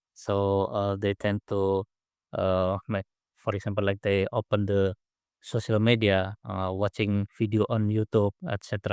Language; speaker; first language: English; non-native, learner; Indonesian